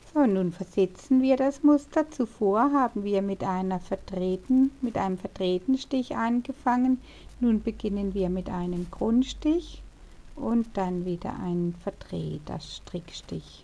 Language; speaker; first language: German; native; German